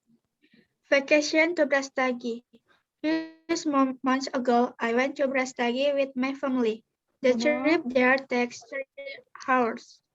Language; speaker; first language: English; non-native, learner; Indonesian